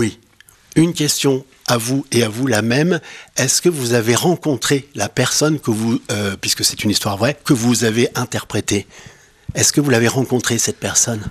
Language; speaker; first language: French; native; French